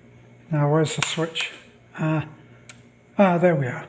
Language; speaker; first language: English; native; English